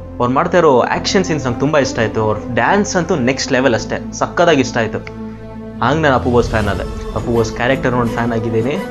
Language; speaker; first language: Kannada; non-native, local second language; Telugu